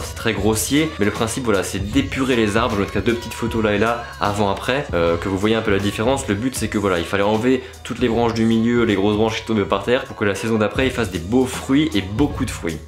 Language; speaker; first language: French; native; French